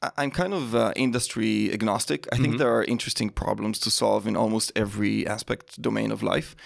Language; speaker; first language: English; non-native, fluent; Hebrew